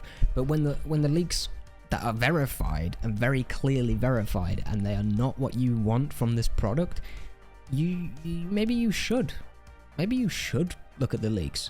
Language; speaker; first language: English; native; English